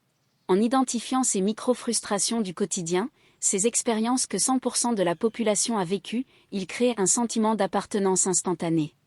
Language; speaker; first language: French; native; French